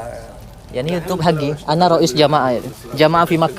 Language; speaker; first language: Arabic; non-native, learner; Indonesian